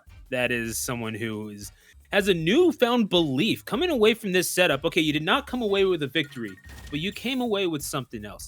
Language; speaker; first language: English; native; English